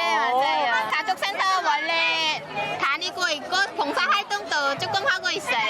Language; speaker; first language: Korean; non-native, fluent; Khmer